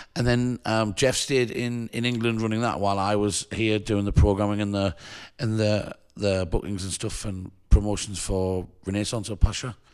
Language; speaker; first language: English; native; English